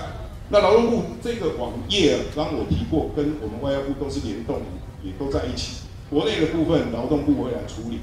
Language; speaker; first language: Chinese; native; Chinese